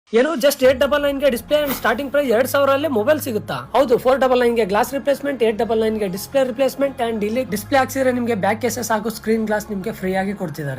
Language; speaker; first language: Kannada; native; Kannada